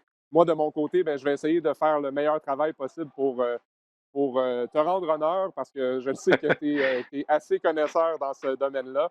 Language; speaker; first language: French; native; French